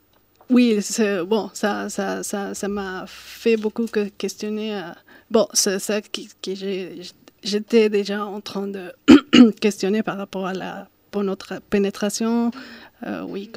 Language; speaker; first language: French; non-native, fluent; Spanish